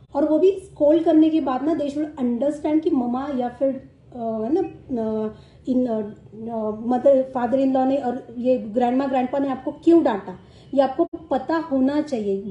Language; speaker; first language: Hindi; non-native, local second language; Marathi